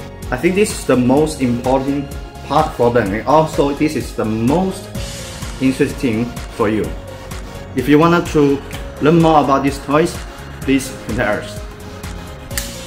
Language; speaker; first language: English; non-native, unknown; Chinese